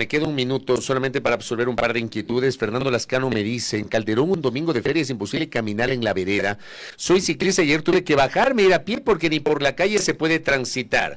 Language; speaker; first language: Spanish; native; Spanish